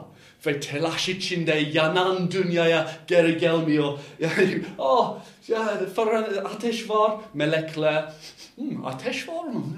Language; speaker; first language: Turkish; non-native, fluent; English